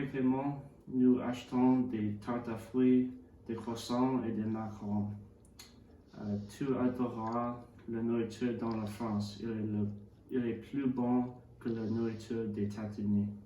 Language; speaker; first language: French; non-native, learner; English